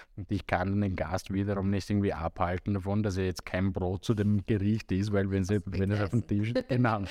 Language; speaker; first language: German; non-native, fluent; Romanian